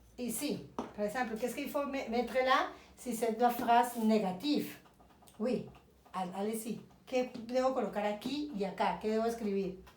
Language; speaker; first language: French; non-native, fluent; Spanish